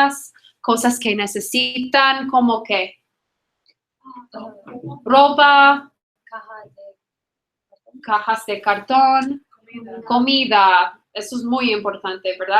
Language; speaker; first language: Spanish; non-native, fluent; English